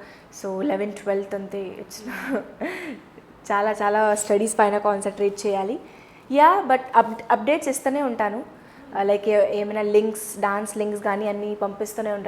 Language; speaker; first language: Telugu; non-native, fluent; Hindi